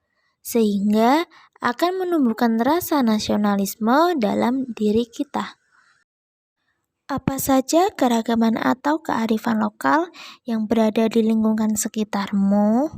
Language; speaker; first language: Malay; non-native, local second language; Javanese